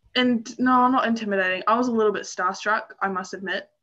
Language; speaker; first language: English; native; English